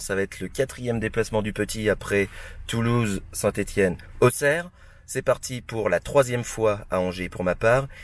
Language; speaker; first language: French; native; French